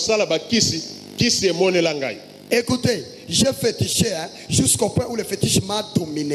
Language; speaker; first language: French; non-native, local second language; Lingala